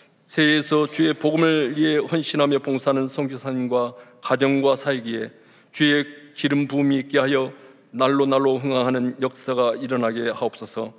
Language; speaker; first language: Korean; native; Korean